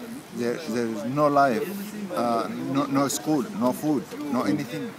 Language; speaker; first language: English; non-native, learner; Arabic